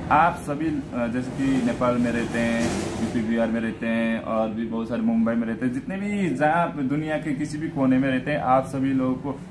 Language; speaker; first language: Hindi; non-native, local second language; Nepali